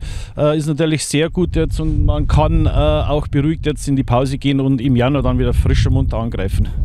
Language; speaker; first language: German; native; German